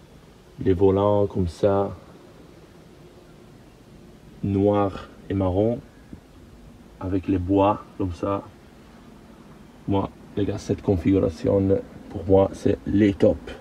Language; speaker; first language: French; non-native, learner; Italian